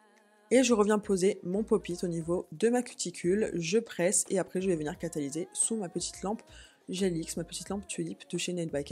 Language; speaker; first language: French; native; French